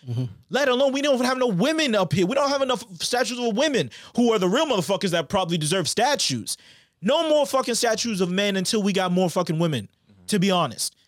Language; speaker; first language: English; native; English